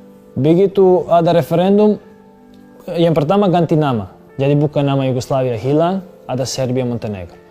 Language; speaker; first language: Indonesian; non-native, fluent; Serbian